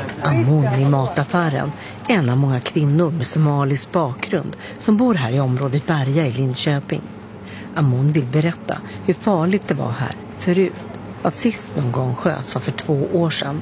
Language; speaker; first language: Swedish; native; Swedish